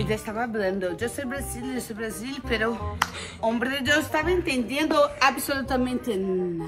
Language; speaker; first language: Spanish; non-native, learner; Portuguese